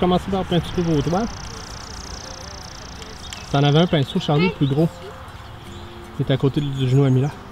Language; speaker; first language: French; native; French